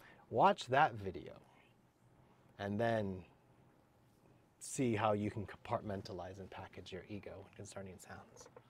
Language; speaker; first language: English; native; English